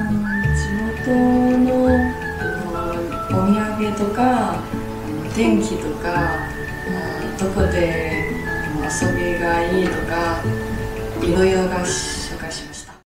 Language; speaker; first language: Japanese; non-native, learner; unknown